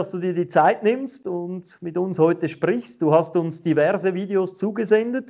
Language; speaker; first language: German; native; German